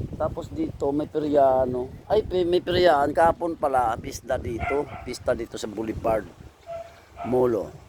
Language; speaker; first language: Filipino; non-native, local second language; Hiligaynon